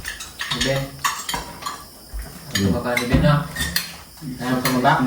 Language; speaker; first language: Filipino; non-native, local second language; Cebuano